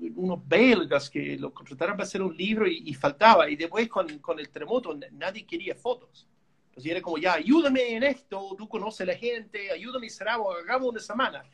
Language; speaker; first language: Spanish; non-native, fluent; English